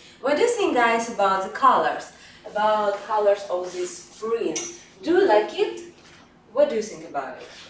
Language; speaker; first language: English; non-native, fluent; Russian